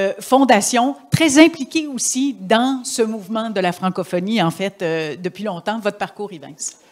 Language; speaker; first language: French; native; French